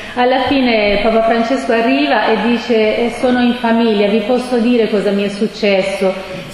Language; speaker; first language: Italian; non-native, fluent; Persian